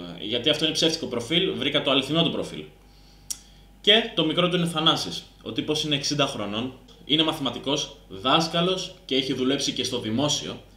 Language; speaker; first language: Greek; early bilingual, other home language; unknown